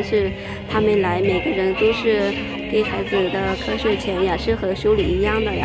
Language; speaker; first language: Chinese; non-native, fluent; Lao